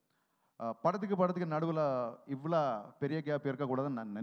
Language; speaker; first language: Tamil; non-native, learner; Telugu